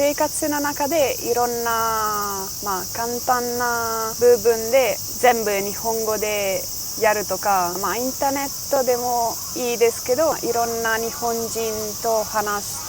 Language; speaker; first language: Japanese; non-native, learner; Italian